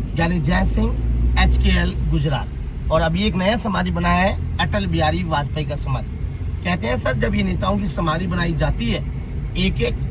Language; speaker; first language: Hindi; native; Hindi